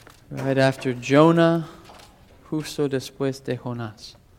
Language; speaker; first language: Spanish; non-native, fluent; English